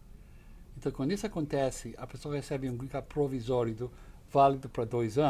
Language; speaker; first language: Portuguese; non-native, fluent; English